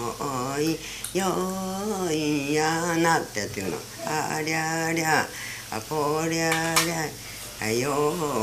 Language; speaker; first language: Japanese; native; Japanese